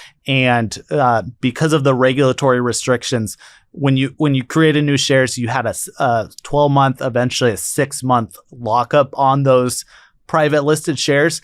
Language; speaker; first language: English; native; English